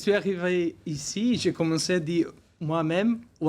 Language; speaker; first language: French; non-native, learner; Italian